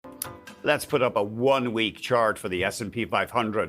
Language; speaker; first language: English; native; English